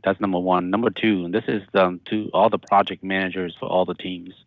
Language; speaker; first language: English; native; English